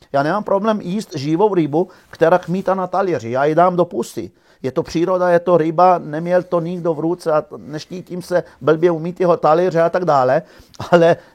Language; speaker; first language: Czech; non-native, fluent; Croatian